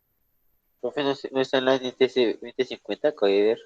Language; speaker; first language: Spanish; native; Spanish